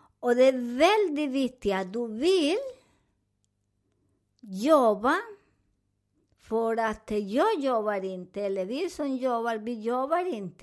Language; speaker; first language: Swedish; non-native, fluent; Spanish